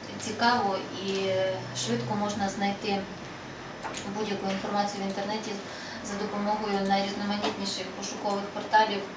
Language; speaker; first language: Ukrainian; native; Ukrainian